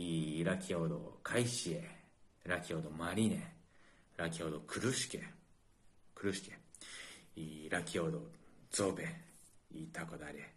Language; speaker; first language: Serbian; non-native, learner; Japanese